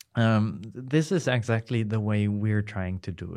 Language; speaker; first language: English; non-native, fluent; German